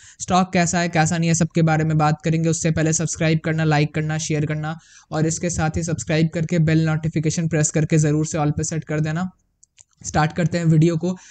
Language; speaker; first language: Hindi; native; Hindi